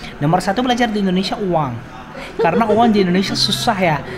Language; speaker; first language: Indonesian; non-native, learner; Arabic